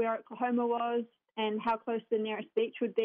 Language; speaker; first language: English; native; English